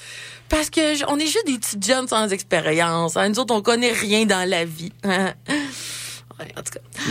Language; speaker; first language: French; native; French